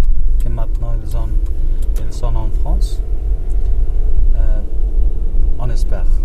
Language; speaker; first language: French; non-native, learner; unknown